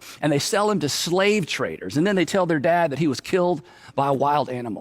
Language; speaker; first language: English; native; English